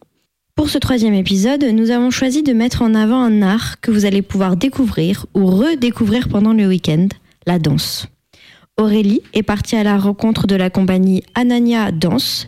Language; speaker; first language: French; native; French